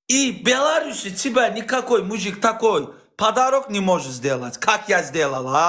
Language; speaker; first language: Russian; non-native, learner; Azerbaijani